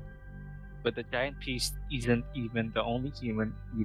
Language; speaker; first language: English; non-native, local second language; Filipino